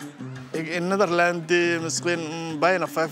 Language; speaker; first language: Dutch; non-native, learner; Somali